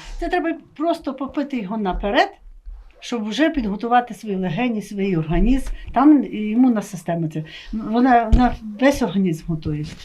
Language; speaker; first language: Ukrainian; native; Ukrainian